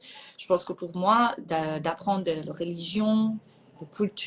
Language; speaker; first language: French; non-native, fluent; Persian